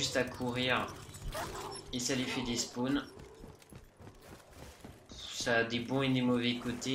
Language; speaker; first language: French; native; French